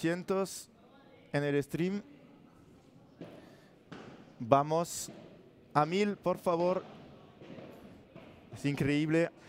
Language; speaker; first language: Spanish; non-native, learner; French